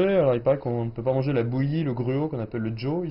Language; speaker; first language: French; native; French